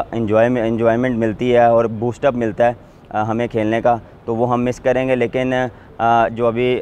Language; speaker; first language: Urdu; non-native, local second language; Punjabi